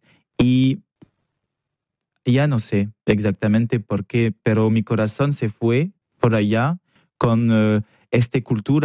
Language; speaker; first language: Spanish; non-native, learner; French